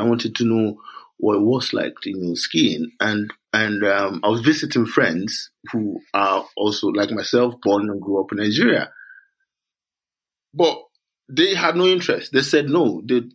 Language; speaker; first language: English; non-native, local second language; Yoruba